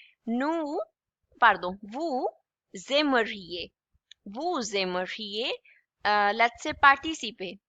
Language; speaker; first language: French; non-native, fluent; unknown